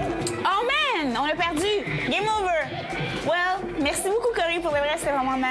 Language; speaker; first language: French; native; French